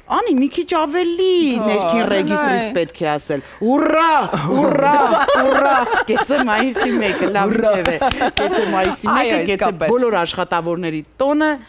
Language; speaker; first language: Armenian; native; Armenian